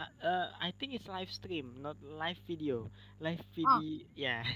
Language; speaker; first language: English; non-native, learner; Indonesian